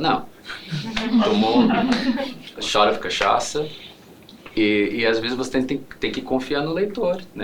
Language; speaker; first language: Portuguese; non-native, fluent; English